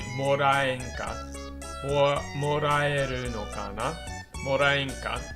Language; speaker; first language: Japanese; non-native, fluent; English